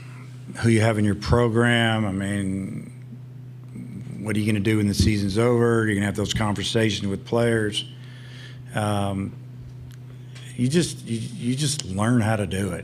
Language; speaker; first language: English; native; English